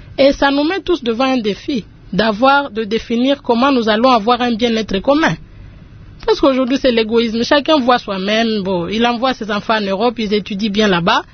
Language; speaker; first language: French; non-native, local second language; Lingala